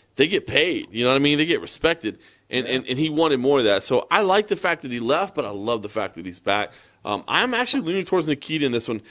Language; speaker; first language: English; native; English